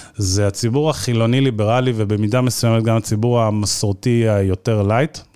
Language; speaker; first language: Hebrew; early bilingual, other home language; Arabic